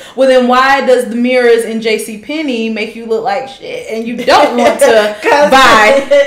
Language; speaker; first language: English; native; English